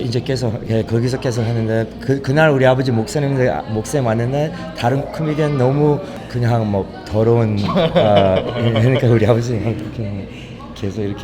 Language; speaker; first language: Korean; early bilingual, heritage; Korean